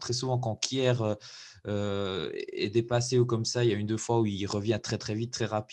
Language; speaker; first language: French; native; French